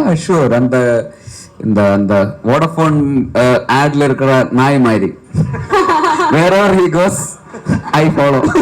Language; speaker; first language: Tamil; non-native, learner; Malayalam